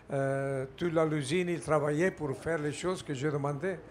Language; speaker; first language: French; non-native, fluent; Italian